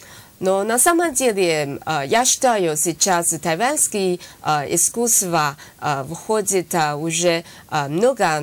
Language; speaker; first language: Russian; non-native, learner; Chinese